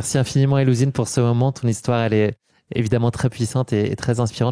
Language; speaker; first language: French; native; French